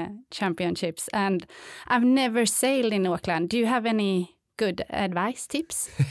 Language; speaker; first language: English; non-native, fluent; Swedish